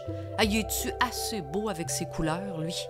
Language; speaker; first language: French; native; French